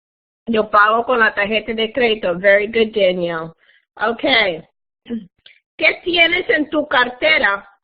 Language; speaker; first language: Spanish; non-native, fluent; English